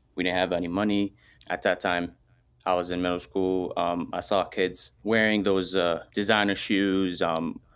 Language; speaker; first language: English; early bilingual, other home language; Arabic